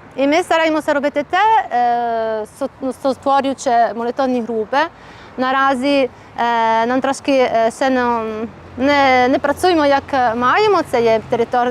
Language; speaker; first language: Ukrainian; non-native, learner; Italian